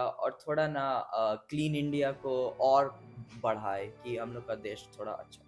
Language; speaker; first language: Hindi; early bilingual, heritage; English